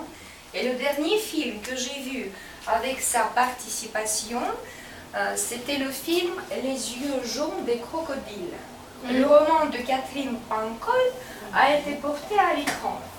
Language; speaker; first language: French; non-native, fluent; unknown